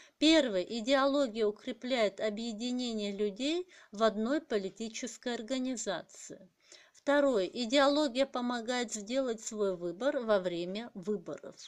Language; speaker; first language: Russian; non-native, local second language; Kazakh